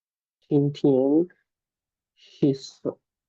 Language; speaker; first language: Chinese; non-native, learner; Bangla